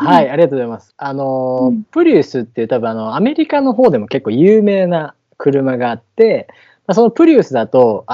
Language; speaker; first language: Japanese; native; Japanese